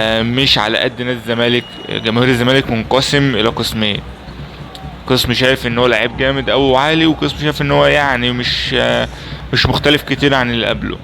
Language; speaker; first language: Arabic; native; Arabic